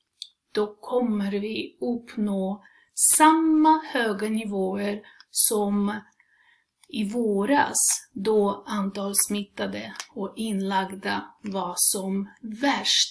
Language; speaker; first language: Swedish; non-native, fluent; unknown